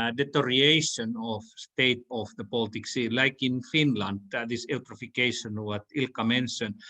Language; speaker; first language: English; non-native, fluent; Finnish